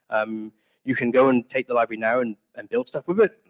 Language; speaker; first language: English; native; English